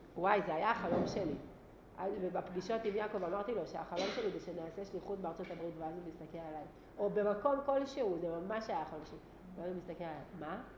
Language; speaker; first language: Hebrew; native; Hebrew